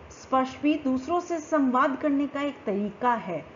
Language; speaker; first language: Hindi; native; Hindi